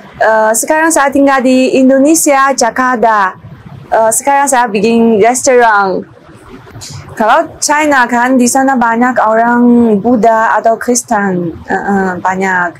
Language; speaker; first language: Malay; non-native, learner; Chinese